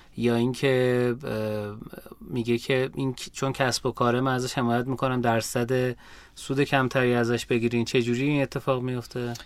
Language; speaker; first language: Persian; native; Persian